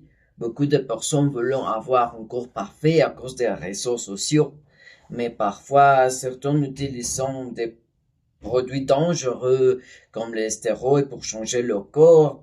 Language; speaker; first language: French; non-native, learner; Spanish